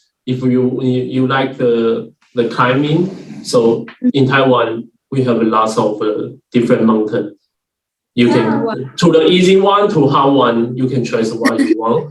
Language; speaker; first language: English; non-native, learner; Chinese